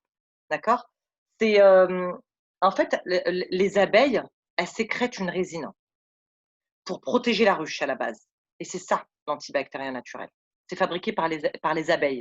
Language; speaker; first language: French; native; French